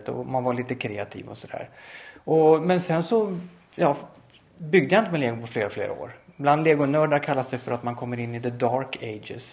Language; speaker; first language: Swedish; native; Swedish